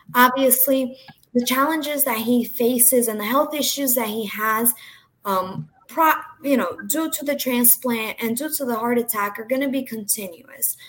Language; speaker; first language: English; early bilingual, other home language; Portuguese